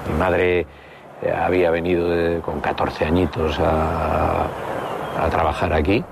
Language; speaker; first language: Spanish; native; Spanish